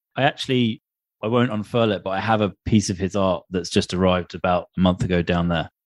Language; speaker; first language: English; native; English